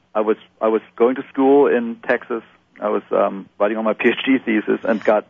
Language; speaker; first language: English; non-native, fluent; German